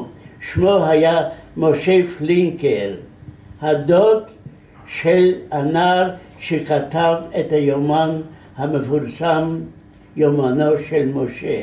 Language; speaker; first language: Hebrew; non-native, fluent; Yiddish